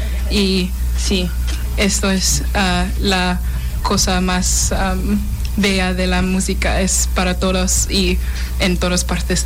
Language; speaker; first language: Spanish; non-native, learner; English